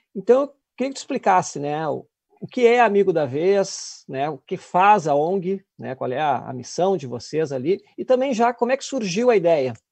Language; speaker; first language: Portuguese; native; Portuguese